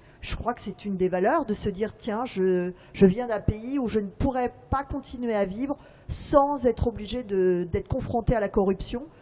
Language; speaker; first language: French; native; French